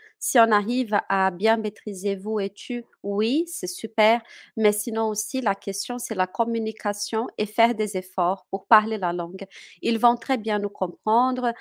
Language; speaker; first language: French; non-native, fluent; Portuguese